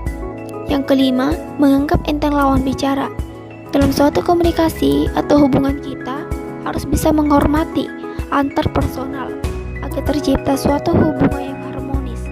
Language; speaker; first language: Indonesian; native; Indonesian